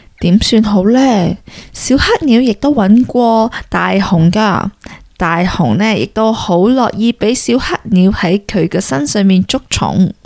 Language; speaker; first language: Cantonese; early bilingual, heritage; Cantonese